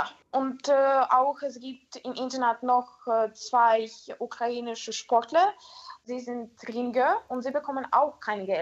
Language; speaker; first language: German; non-native, learner; Ukrainian